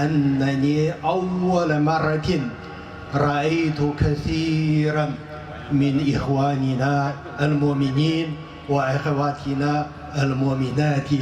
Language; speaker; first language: Arabic; non-native, fluent; Chinese